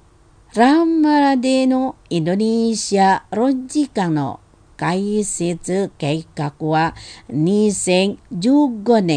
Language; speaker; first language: Japanese; non-native, fluent; Indonesian